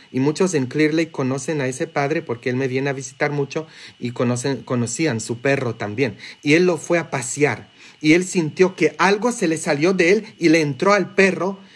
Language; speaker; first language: Spanish; non-native, fluent; English